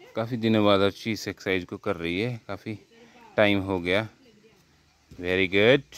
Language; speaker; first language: Hindi; native; Hindi